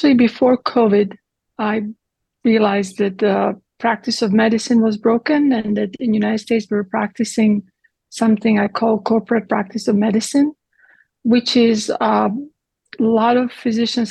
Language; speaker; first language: English; non-native, fluent; Croatian